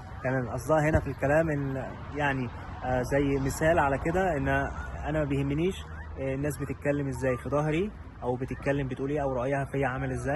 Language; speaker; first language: Arabic; native; Arabic